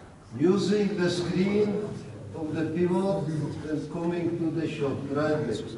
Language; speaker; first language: English; non-native, learner; Czech